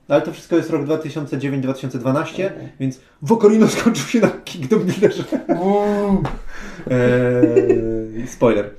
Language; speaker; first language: Polish; native; Polish